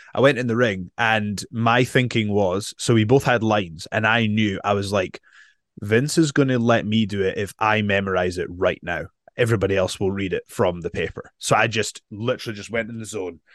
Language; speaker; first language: English; native; English